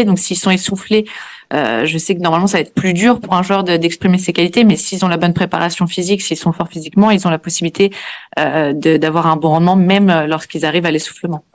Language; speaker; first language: French; native; French